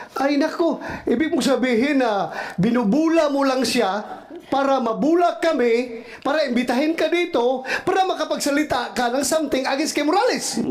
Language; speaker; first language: Filipino; native; Filipino